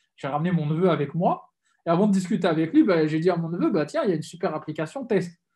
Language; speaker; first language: French; native; French